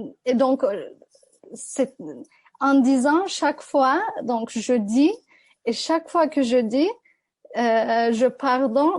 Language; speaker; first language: French; non-native, fluent; Turkish